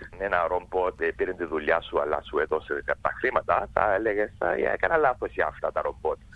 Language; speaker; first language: Greek; early bilingual, heritage; English